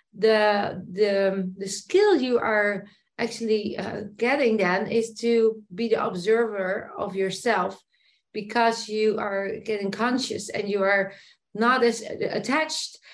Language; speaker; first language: English; non-native, fluent; Dutch